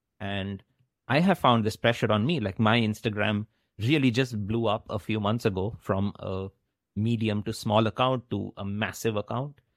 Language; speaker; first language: English; non-native, local second language; Hindi